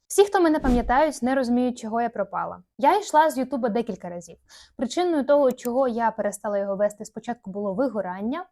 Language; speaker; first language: Ukrainian; non-native, local second language; Russian